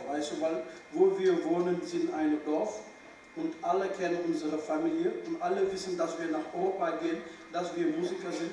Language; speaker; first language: German; non-native, fluent; Wolof